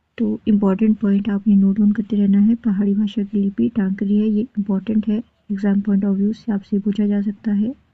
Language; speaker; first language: Hindi; native; Hindi